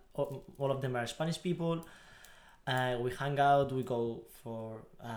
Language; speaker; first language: English; non-native, fluent; Spanish